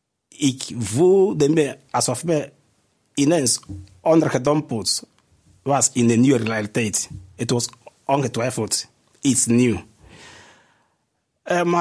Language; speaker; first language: Dutch; non-native, fluent; Igbo